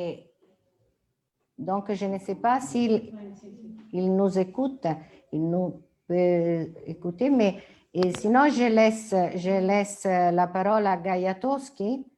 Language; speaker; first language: French; non-native, fluent; Italian